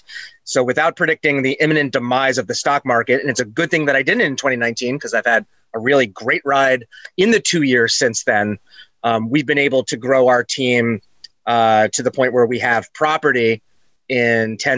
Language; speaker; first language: English; native; English